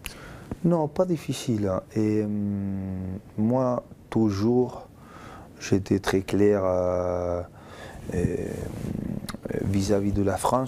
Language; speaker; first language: French; non-native, fluent; Spanish